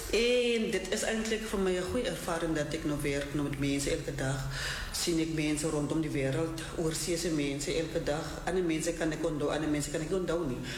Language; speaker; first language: Afrikaans; non-native, local second language; Southern Sotho